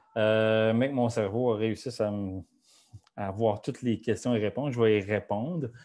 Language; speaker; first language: French; native; French